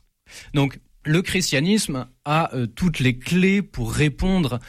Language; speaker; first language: French; native; French